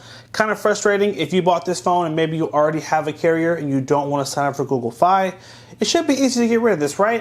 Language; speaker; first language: English; native; English